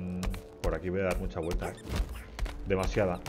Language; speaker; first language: Spanish; native; Spanish